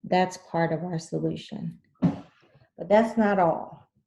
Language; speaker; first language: English; native; English